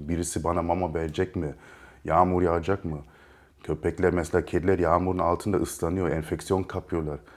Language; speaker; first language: Turkish; early bilingual, heritage; Turkish